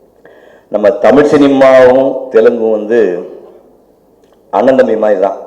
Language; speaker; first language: Tamil; native; Tamil